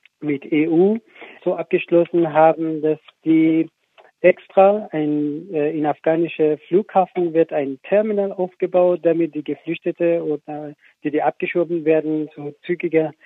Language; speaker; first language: German; non-native, fluent; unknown